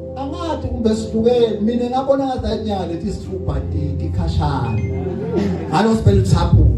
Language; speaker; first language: Zulu; non-native, local second language; Swati